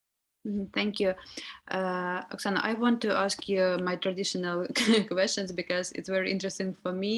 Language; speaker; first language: English; non-native, learner; Ukrainian